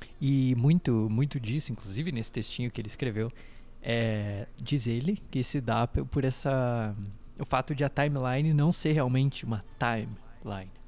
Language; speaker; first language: Portuguese; native; Portuguese